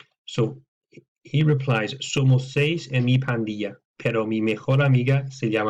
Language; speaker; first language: Spanish; non-native, fluent; English